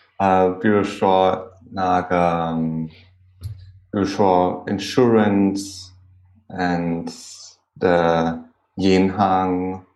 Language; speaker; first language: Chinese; non-native, learner; German